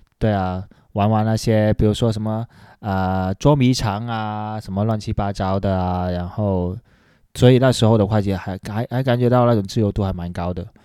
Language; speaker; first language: Chinese; non-native, local second language; Cantonese